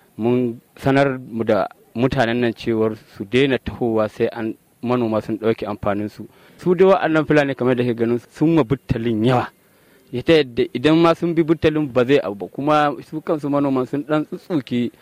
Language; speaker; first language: Hausa; native; Hausa